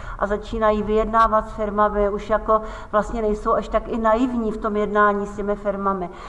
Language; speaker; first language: Czech; native; Czech